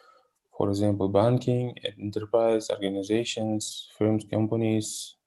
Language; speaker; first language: English; non-native, learner; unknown